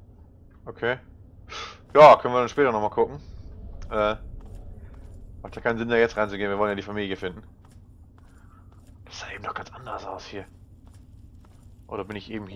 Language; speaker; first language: German; native; German